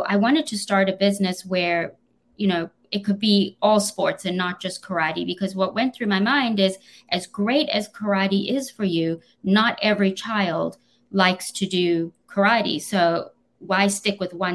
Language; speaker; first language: English; native; English